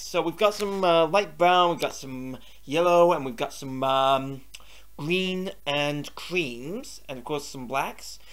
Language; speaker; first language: English; native; English